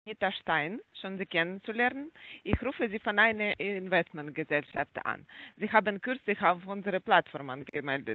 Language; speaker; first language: German; non-native, learner; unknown